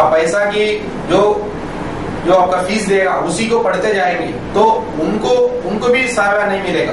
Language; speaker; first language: Hindi; non-native, local second language; Tamil